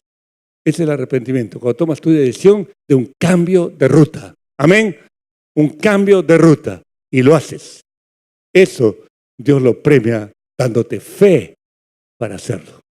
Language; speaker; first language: Spanish; native; Spanish